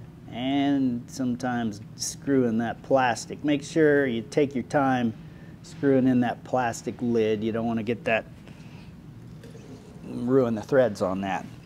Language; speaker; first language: English; native; English